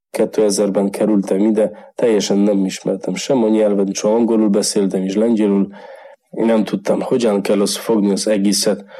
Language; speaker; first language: Hungarian; non-native, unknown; Polish